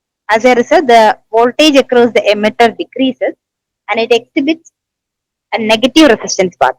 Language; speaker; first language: English; non-native, local second language; Malayalam